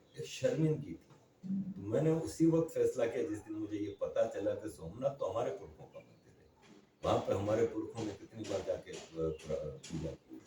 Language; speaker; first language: Urdu; native; Urdu